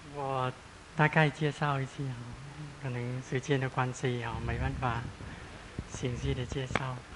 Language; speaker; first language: Chinese; non-native, fluent; Thai